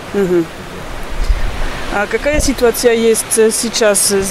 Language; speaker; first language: Russian; non-native, learner; French